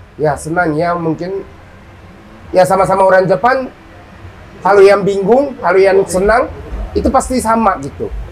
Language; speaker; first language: Indonesian; non-native, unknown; Japanese